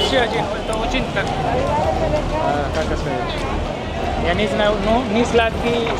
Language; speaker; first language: Russian; non-native, learner; Hindi